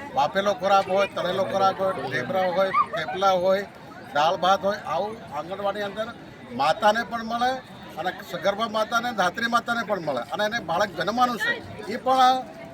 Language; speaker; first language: Gujarati; native; Gujarati